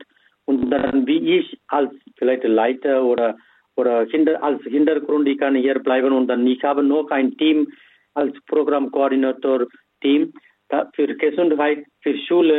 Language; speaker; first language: German; non-native, fluent; Tamil